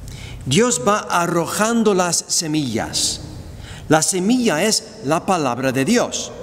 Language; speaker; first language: Spanish; non-native, fluent; English